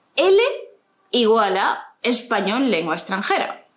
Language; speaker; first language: Spanish; native; Spanish